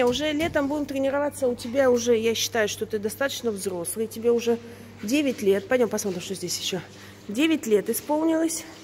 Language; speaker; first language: Russian; native; Russian